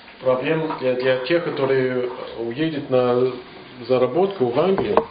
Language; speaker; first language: Russian; non-native, fluent; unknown